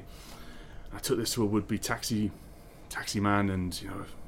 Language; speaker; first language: English; native; English